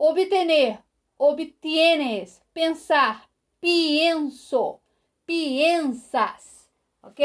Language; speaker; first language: Spanish; non-native, fluent; Portuguese